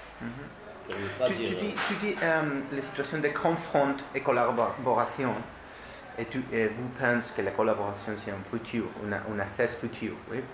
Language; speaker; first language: French; non-native, learner; Spanish